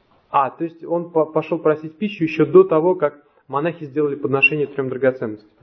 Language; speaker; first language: Russian; native; Russian